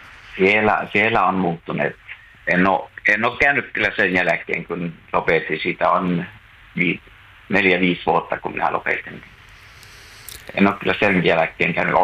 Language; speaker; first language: Finnish; native; Finnish